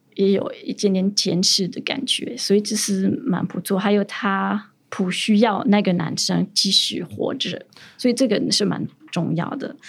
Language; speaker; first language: Chinese; non-native, fluent; French